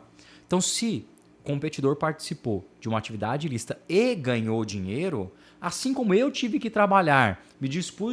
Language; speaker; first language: Portuguese; native; Portuguese